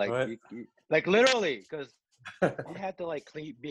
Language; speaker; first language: English; non-native, local second language; Filipino